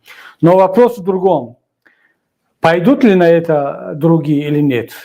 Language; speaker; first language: Russian; non-native, local second language; Tajik